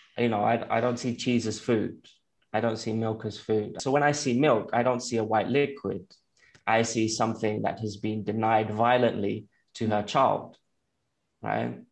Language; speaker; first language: English; native; English